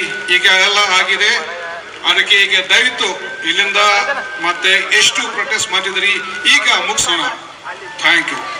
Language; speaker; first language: Kannada; non-native, local second language; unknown